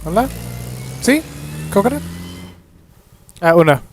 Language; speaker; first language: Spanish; non-native, learner; English